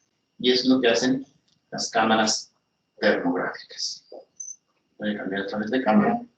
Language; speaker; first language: Spanish; native; Spanish